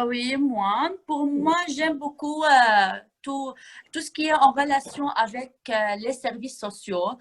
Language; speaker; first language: French; non-native, fluent; Arabic